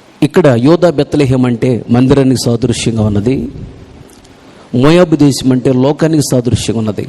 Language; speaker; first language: Telugu; native; Telugu